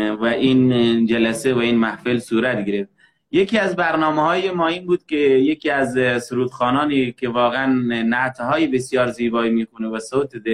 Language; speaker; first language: Persian; native; Persian